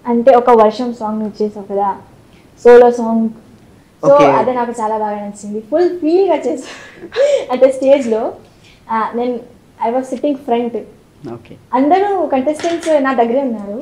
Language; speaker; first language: Telugu; non-native, local second language; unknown